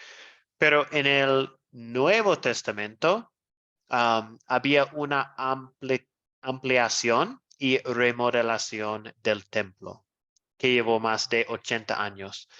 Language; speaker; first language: Spanish; non-native, fluent; English